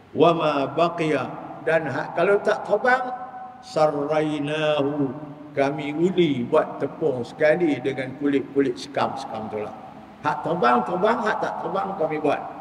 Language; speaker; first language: Malay; native; Malay